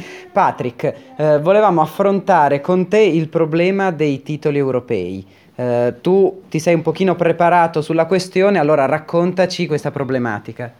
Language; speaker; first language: Italian; native; Italian